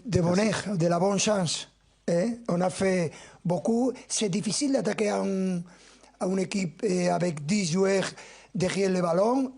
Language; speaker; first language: French; non-native, fluent; Spanish